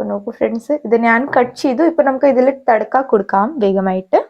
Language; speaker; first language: Malayalam; non-native, learner; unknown